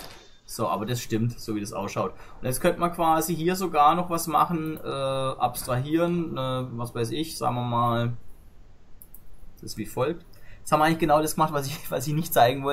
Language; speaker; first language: German; native; German